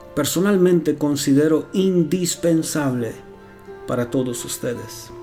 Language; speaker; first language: Spanish; non-native, fluent; Romanian